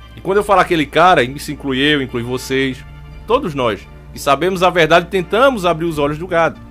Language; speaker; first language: Portuguese; native; Portuguese